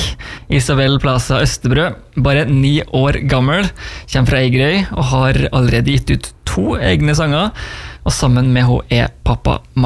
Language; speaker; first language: Norwegian; native; Norwegian